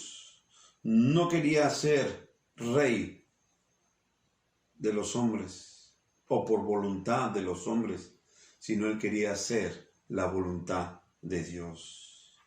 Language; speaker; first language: Spanish; native; Spanish